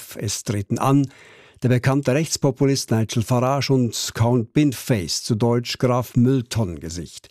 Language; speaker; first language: German; native; German